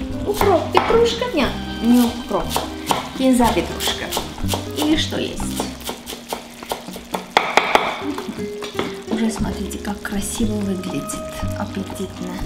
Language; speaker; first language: Russian; non-native, fluent; Armenian